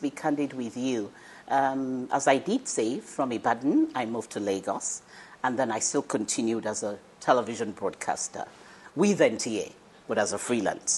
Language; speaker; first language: English; non-native, local second language; Yoruba